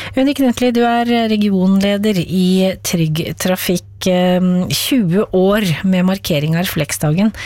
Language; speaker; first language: Norwegian; native; Norwegian